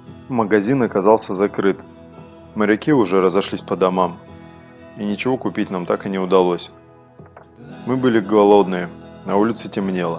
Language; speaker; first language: Russian; native; Russian